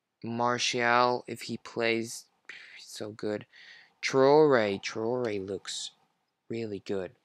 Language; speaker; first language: English; non-native, fluent; French